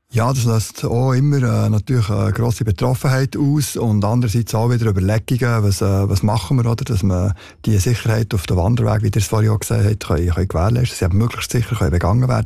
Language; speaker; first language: German; native; German